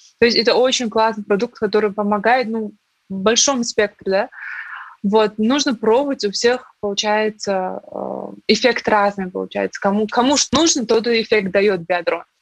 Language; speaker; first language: Russian; non-native, local second language; Uzbek